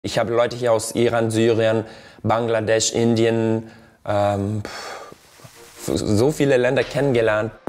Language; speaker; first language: German; non-native, fluent; Portuguese